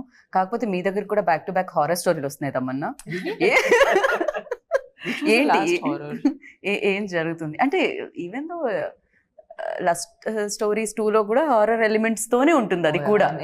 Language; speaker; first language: Telugu; native; Telugu